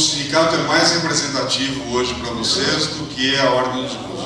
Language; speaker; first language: Portuguese; native; Portuguese